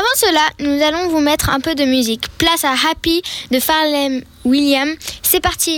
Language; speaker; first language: French; native; French